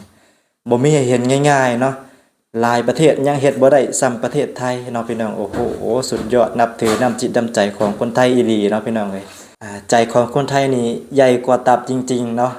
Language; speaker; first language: Thai; non-native, local second language; Northeastern Thai